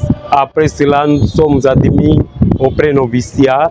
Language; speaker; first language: French; non-native, learner; Portuguese